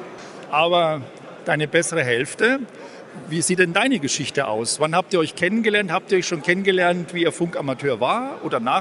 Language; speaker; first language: German; native; German